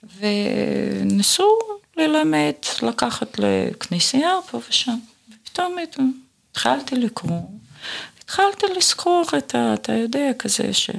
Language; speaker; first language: Hebrew; non-native, fluent; Russian